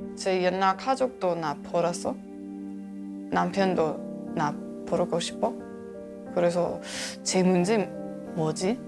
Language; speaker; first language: Korean; non-native, learner; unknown